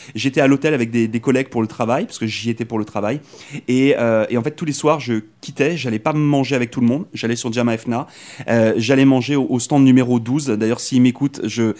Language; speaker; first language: French; native; French